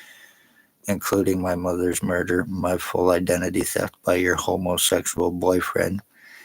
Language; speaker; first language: English; native; English